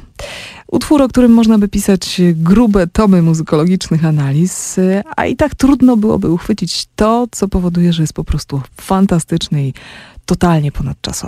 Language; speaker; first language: Polish; native; Polish